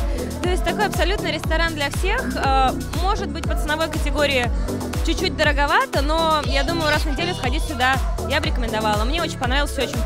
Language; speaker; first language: Russian; native; Russian